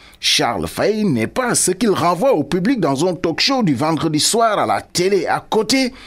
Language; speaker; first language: French; non-native, local second language; Wolof